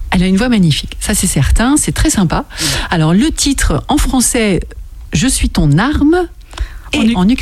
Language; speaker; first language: French; native; French